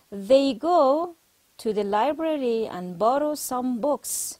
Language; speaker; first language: English; non-native, fluent; Persian